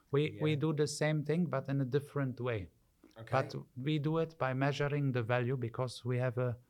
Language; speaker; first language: English; early bilingual, other home language; German